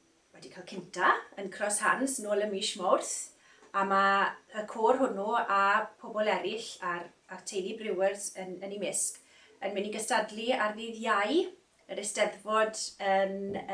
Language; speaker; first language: Welsh; native; Welsh